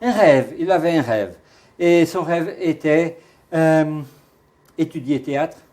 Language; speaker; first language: French; non-native, fluent; Portuguese